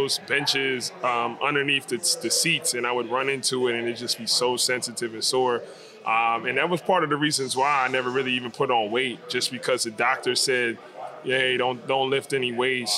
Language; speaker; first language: English; native; English